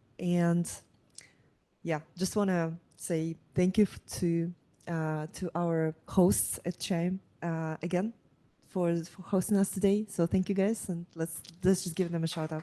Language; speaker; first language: English; non-native, fluent; Russian